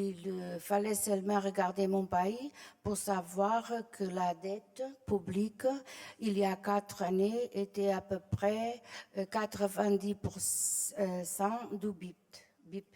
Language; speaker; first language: French; non-native, fluent; Portuguese